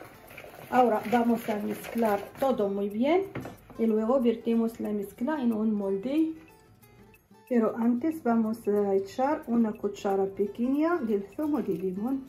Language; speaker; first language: Spanish; non-native, fluent; Arabic